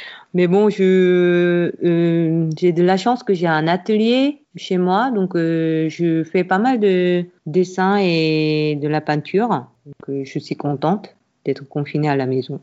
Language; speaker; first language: French; non-native, fluent; Korean